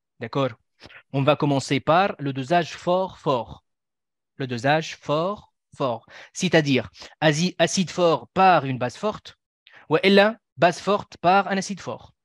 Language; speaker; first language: French; non-native, local second language; Arabic